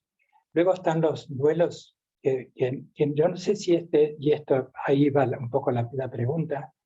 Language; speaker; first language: Spanish; native; Spanish